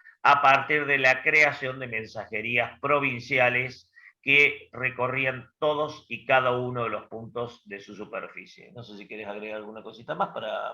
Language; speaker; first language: Spanish; native; Spanish